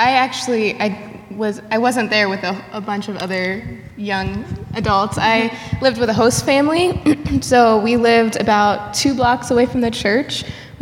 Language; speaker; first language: English; native; English